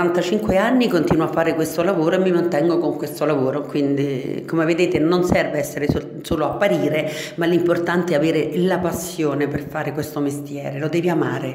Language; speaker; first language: Italian; native; Italian